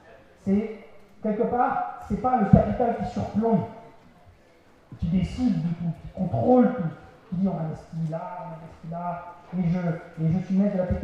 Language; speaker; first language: French; native; French